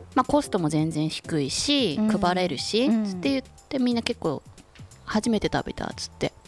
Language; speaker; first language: Japanese; non-native, fluent; Korean